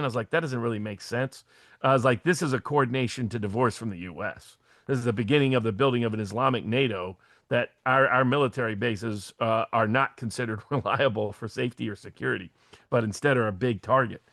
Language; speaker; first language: English; native; English